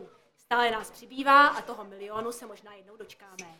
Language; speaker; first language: Czech; native; Czech